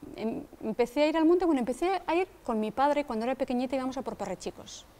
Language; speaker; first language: Spanish; native; Spanish